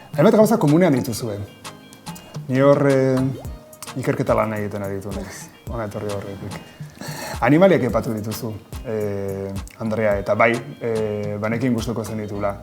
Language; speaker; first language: Basque; native; Basque